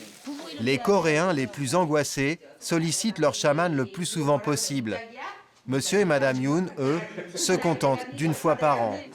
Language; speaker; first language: French; native; French